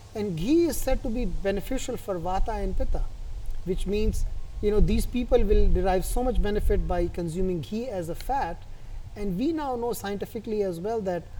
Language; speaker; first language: English; non-native, local second language; Hindi